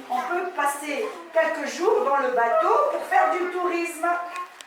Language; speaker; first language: French; non-native, local second language; Arabic